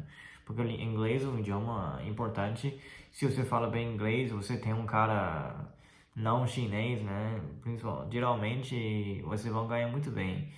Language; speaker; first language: Portuguese; non-native, fluent; Chinese